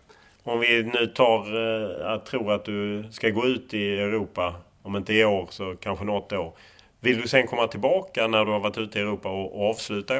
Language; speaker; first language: Swedish; native; Swedish